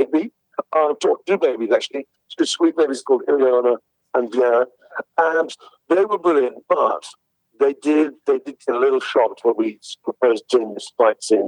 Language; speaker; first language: English; native; English